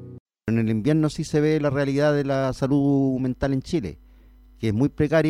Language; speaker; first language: Spanish; native; Spanish